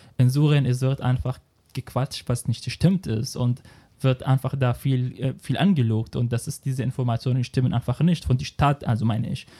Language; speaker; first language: German; non-native, fluent; Arabic